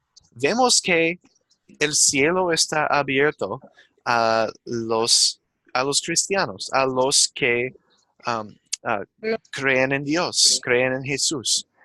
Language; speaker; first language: Spanish; non-native, fluent; English